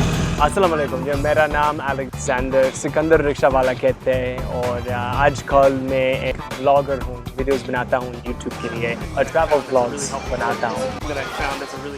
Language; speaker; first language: Hindi; non-native, fluent; English